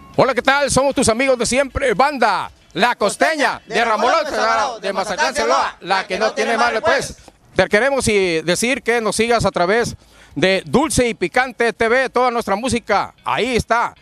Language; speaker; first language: Spanish; native; Spanish